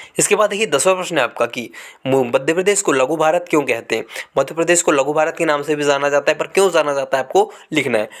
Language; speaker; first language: Hindi; native; Hindi